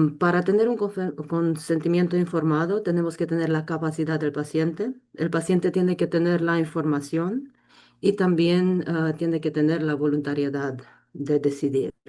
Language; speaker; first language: Spanish; non-native, fluent; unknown